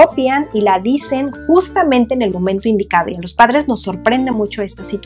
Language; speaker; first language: Spanish; native; Spanish